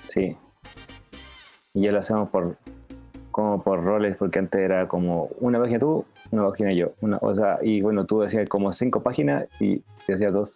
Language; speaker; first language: Spanish; native; Spanish